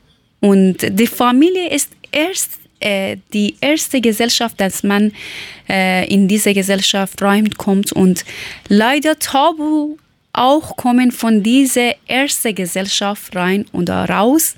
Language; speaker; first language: German; non-native, learner; Persian